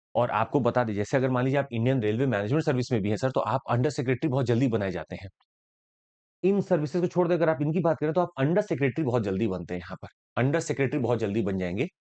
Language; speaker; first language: Hindi; native; Hindi